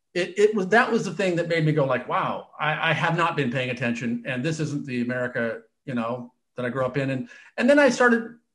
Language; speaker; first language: English; native; English